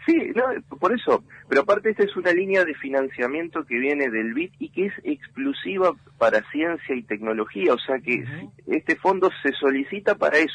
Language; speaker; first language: Spanish; native; Spanish